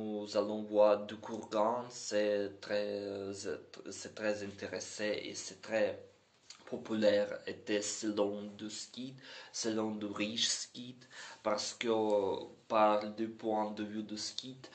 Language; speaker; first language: French; non-native, learner; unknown